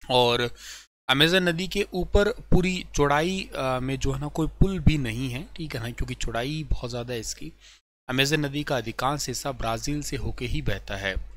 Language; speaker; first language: Hindi; native; Hindi